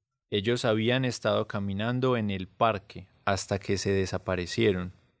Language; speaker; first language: Spanish; native; Spanish